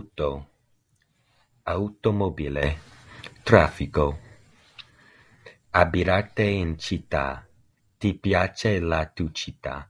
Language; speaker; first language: Italian; non-native, learner; English